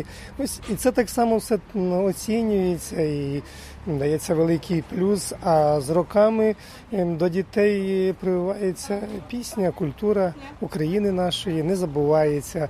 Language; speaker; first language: Ukrainian; native; Ukrainian